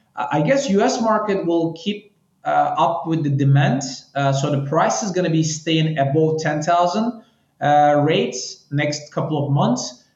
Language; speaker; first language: English; non-native, fluent; Turkish